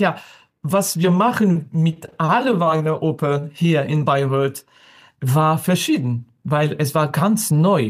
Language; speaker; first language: German; non-native, fluent; French